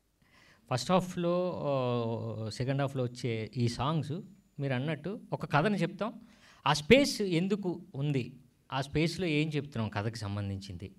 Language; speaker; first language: Telugu; native; Telugu